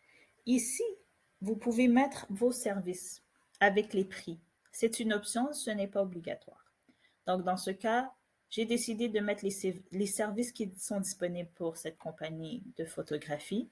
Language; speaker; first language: French; native; French